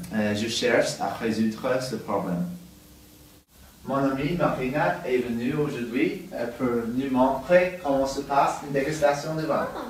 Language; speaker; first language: French; non-native, learner; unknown